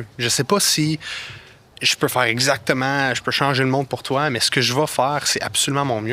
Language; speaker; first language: French; native; French